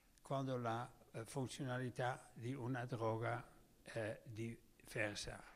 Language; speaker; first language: Italian; non-native, learner; Dutch